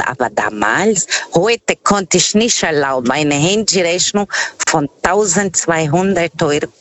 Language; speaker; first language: German; non-native, learner; Portuguese